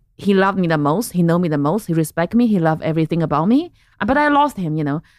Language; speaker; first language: English; non-native, fluent; Chinese